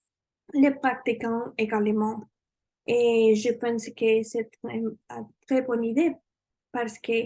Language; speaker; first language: French; non-native, learner; Spanish